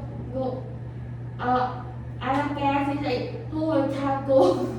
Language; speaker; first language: English; non-native, learner; Vietnamese